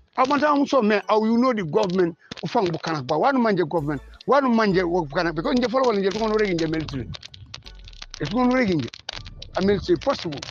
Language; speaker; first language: English; non-native, local second language; Mandingo